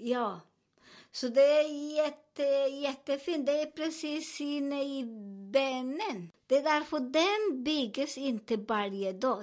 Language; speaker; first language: Swedish; non-native, fluent; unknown